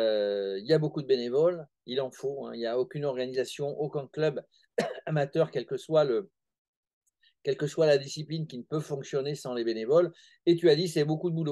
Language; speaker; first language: French; native; French